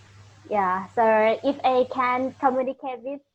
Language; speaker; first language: English; non-native, learner; Thai